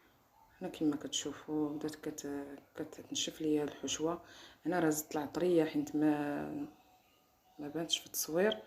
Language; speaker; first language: Arabic; native; Arabic